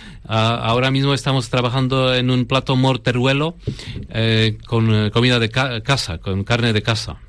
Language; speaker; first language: Spanish; non-native, fluent; Polish